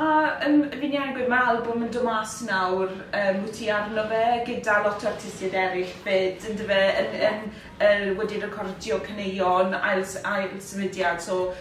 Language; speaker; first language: Welsh; native; Welsh